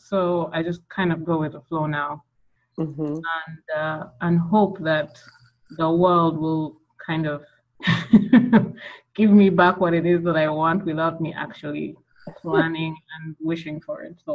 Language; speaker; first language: English; non-native, local second language; Ganda